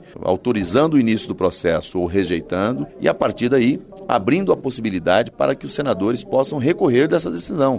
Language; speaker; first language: Portuguese; native; Portuguese